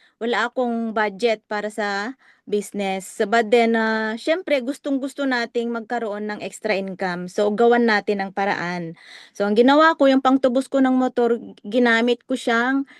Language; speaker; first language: Filipino; non-native, local second language; Iloko